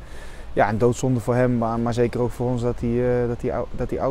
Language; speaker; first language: Dutch; native; Dutch